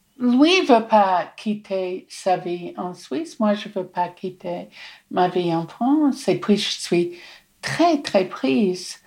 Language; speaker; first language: French; non-native, fluent; English